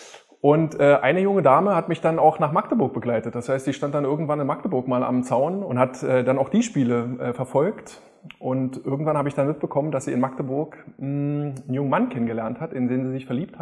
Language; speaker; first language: German; native; German